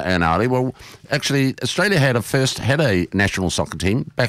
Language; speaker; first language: English; native; English